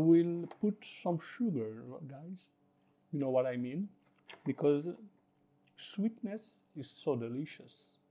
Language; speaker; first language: English; non-native, learner; French